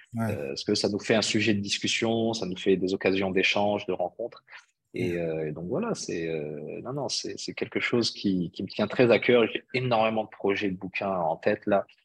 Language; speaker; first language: French; early bilingual, other home language; Arabic